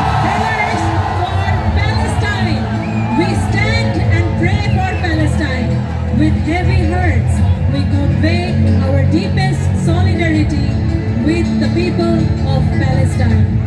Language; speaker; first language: English; non-native, local second language; Bangla